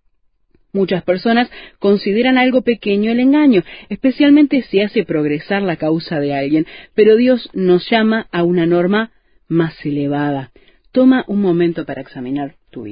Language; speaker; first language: Spanish; native; Spanish